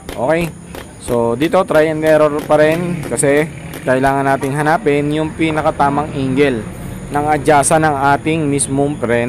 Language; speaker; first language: Filipino; native; Filipino